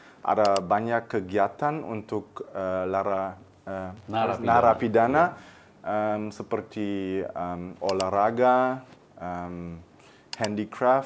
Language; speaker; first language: Indonesian; early bilingual, heritage; German